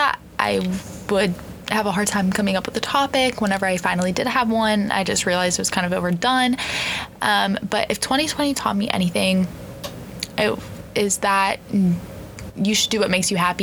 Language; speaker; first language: English; native; English